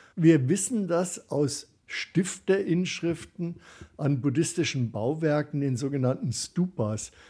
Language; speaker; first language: German; native; German